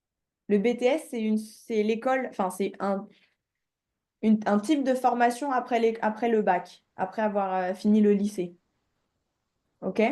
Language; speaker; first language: French; native; French